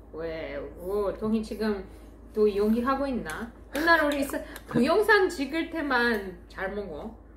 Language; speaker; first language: Korean; non-native, fluent; Russian